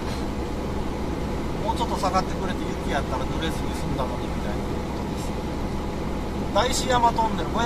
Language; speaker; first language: Japanese; native; Japanese